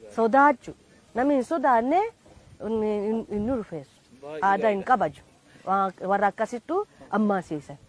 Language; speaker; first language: Oromo; non-native, fluent; Japanese